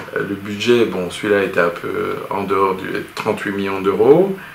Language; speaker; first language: French; native; French